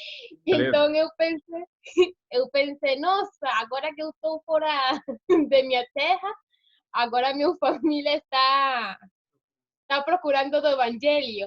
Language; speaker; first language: Portuguese; non-native, learner; Spanish